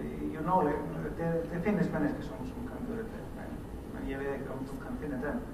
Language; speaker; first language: Swedish; non-native, learner; Icelandic